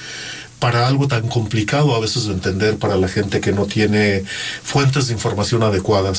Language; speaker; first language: Spanish; native; Spanish